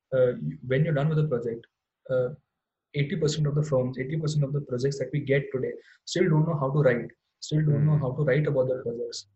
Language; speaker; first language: English; non-native, local second language; Hindi